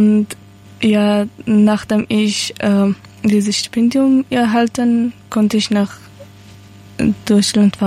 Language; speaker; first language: German; non-native, learner; Persian